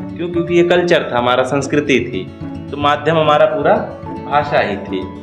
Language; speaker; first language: Hindi; native; Hindi